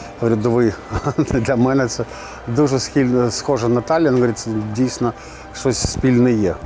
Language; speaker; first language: Ukrainian; non-native, local second language; Russian